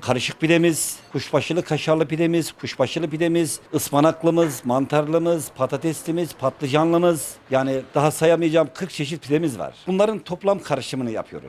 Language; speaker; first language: Turkish; native; Turkish